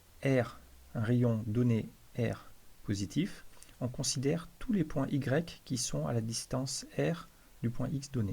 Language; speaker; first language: French; native; French